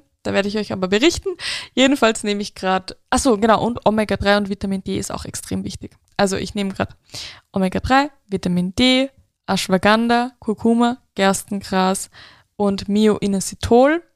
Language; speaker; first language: German; native; German